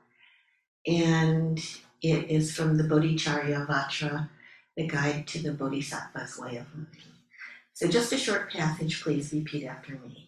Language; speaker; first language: English; native; English